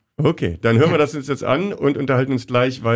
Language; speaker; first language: German; native; German